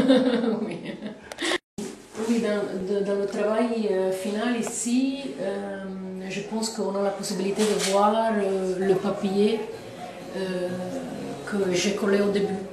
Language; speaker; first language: French; non-native, fluent; Italian